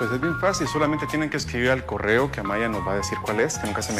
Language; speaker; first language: Spanish; native; Spanish